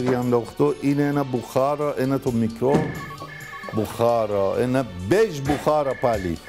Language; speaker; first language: Greek; non-native, fluent; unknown